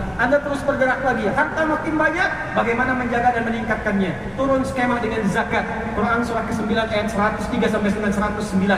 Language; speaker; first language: Indonesian; native; Indonesian